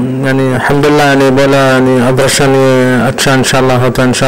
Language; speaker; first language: Hindi; non-native, learner; Arabic